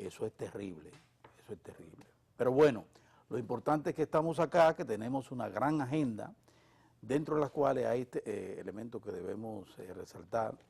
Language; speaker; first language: Spanish; native; Spanish